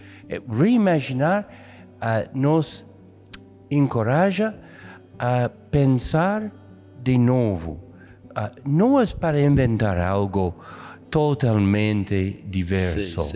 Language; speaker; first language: Portuguese; non-native, fluent; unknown